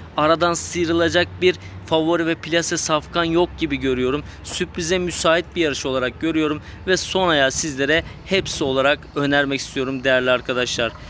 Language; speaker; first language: Turkish; native; Turkish